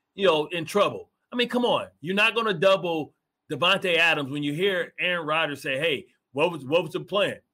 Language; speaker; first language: English; native; English